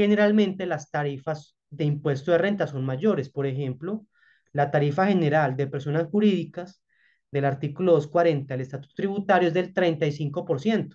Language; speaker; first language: Spanish; native; Spanish